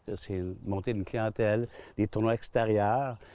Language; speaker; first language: French; native; French